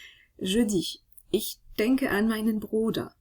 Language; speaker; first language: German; non-native, fluent; French